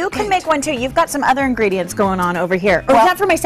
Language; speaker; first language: English; native; English